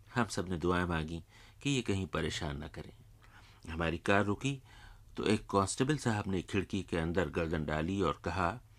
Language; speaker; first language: Urdu; native; Urdu